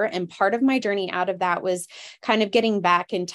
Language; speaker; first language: English; native; English